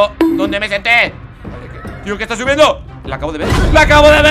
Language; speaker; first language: Spanish; native; Spanish